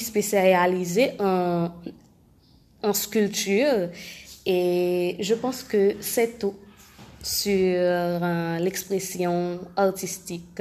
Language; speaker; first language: French; non-native, local second language; Haitian Creole